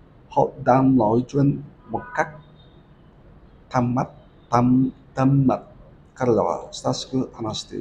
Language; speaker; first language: Vietnamese; non-native, learner; Japanese